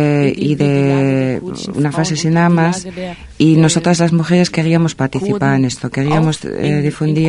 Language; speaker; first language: Spanish; non-native, fluent; German